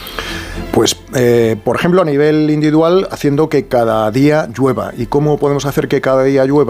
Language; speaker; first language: Spanish; native; Spanish